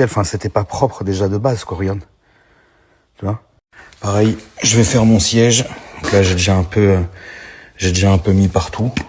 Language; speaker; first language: French; native; French